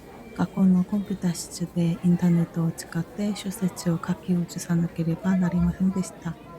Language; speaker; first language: Japanese; non-native, fluent; Korean